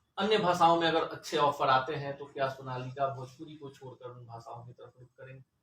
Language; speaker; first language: Hindi; native; Hindi